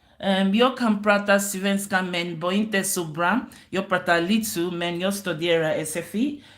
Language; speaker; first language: Swedish; non-native, learner; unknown